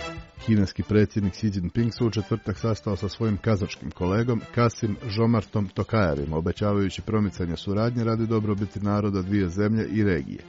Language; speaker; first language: Croatian; non-native, fluent; Chinese